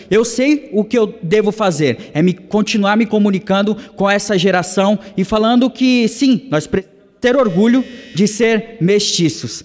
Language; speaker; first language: Portuguese; native; Portuguese